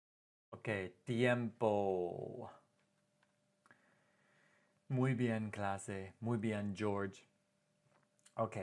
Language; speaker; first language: Spanish; non-native, fluent; English